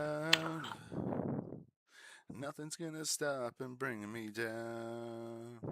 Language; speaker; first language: English; native; English